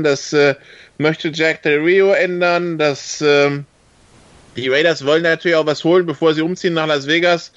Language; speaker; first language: German; native; German